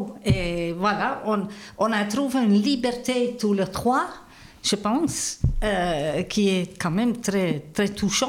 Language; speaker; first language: French; non-native, fluent; Dutch